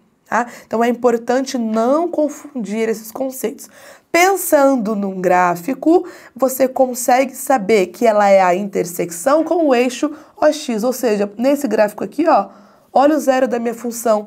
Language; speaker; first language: Portuguese; native; Portuguese